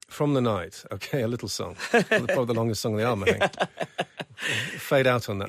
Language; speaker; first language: English; native; English